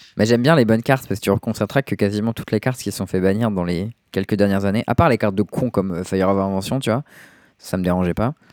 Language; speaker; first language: French; native; French